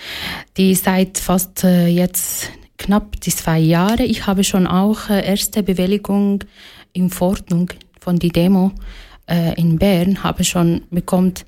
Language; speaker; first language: German; non-native, learner; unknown